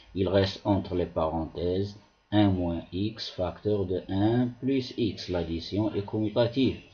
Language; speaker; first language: French; non-native, local second language; Arabic